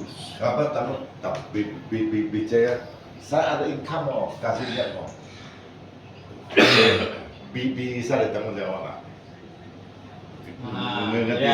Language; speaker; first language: Indonesian; non-native, learner; Chinese